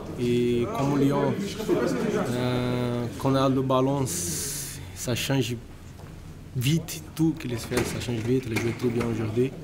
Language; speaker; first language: French; non-native, learner; Portuguese